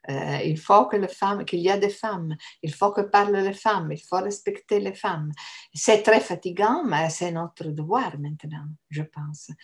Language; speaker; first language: French; non-native, fluent; Italian